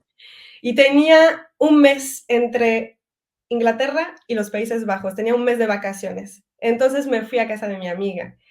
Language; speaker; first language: Spanish; early bilingual, heritage; French